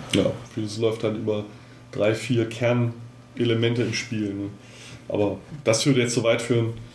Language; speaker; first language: German; native; German